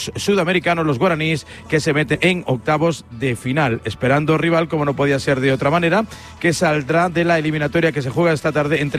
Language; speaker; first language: Spanish; native; Spanish